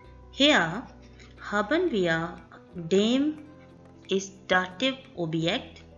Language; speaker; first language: German; non-native, learner; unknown